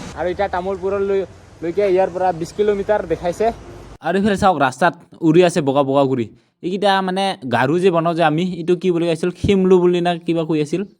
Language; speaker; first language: Assamese; native; Assamese